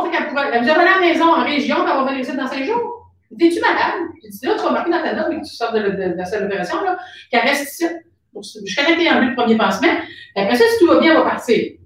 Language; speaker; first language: French; native; French